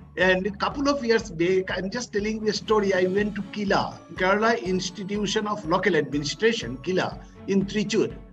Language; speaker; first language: English; non-native, local second language; Bangla